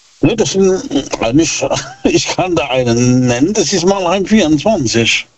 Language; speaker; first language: German; native; German